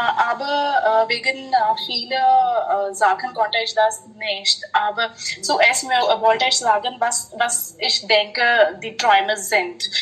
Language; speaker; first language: German; non-native, fluent; Hindi